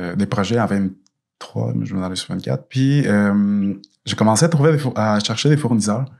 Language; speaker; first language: French; non-native, fluent; Spanish